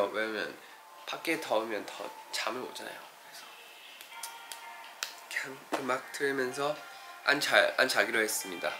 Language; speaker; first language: Korean; non-native, fluent; Thai